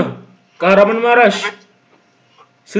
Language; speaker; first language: Turkish; non-native, learner; Indonesian